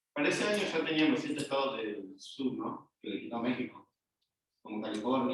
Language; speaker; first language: Spanish; native; Spanish